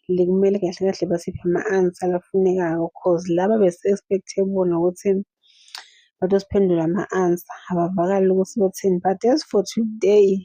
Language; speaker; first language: Zulu; non-native, local second language; Swati